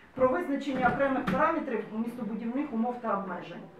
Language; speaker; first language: Ukrainian; non-native, local second language; Russian